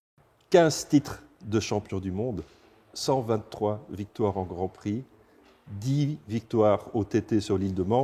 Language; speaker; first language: French; native; French